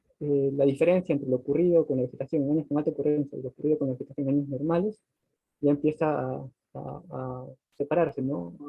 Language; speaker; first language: Spanish; native; Spanish